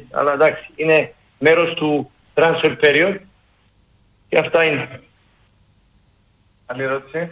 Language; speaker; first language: Greek; non-native, learner; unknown